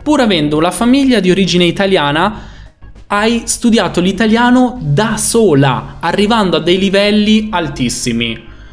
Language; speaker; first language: Italian; native; Italian